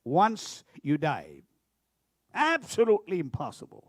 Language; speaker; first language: English; non-native, local second language; Malayalam